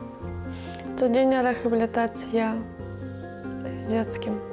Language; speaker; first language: Polish; non-native, learner; Ukrainian